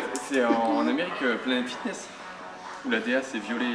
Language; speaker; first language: French; native; French